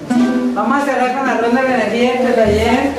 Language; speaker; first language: Spanish; native; Spanish